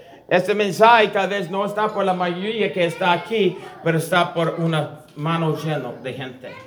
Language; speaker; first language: Spanish; non-native, learner; English